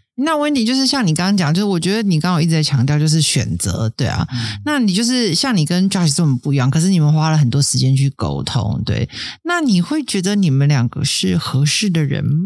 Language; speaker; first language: Chinese; native; Chinese